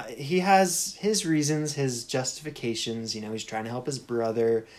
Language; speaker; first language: English; native; English